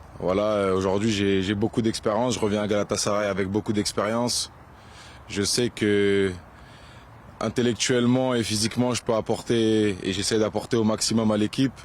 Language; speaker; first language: French; native; French